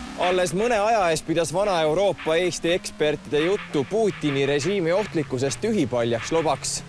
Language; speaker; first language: Estonian; native; Estonian